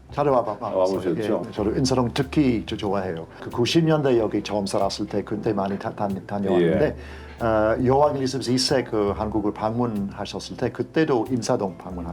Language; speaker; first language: Korean; non-native, fluent; English